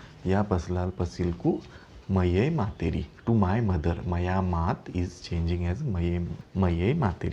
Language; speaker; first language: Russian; non-native, fluent; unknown